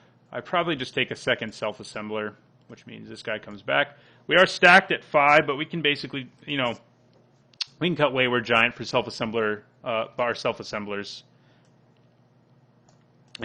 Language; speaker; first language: English; native; English